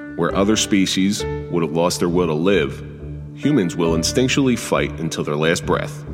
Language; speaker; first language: English; native; English